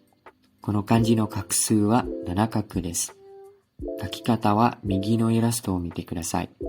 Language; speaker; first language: Japanese; non-native, learner; Indonesian